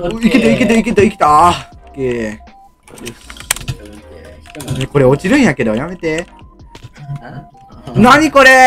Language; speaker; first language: Japanese; native; Japanese